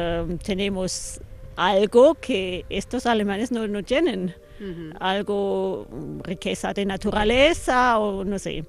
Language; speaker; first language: Spanish; non-native, fluent; German